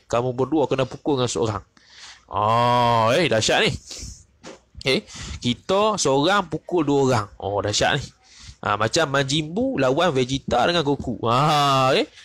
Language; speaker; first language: Malay; native; Malay